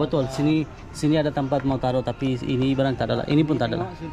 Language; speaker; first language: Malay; non-native, learner; Bangla